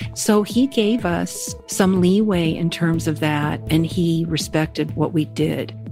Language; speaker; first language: English; native; English